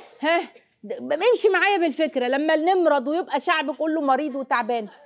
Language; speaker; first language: Arabic; native; Arabic